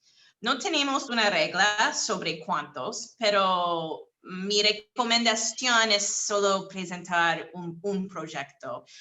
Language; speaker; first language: Spanish; non-native, fluent; English